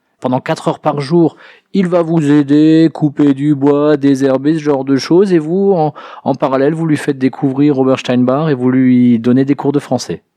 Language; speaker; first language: French; native; French